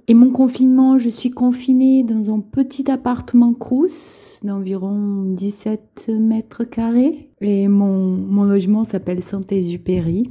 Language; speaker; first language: French; non-native, local second language; Portuguese